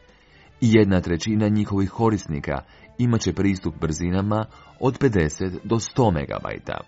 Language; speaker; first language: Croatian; non-native, fluent; Chinese